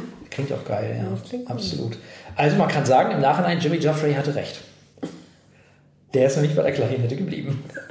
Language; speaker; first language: German; native; German